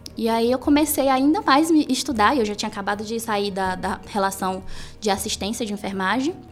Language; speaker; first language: Portuguese; native; Portuguese